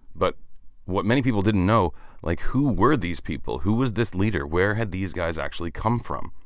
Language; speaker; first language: English; native; English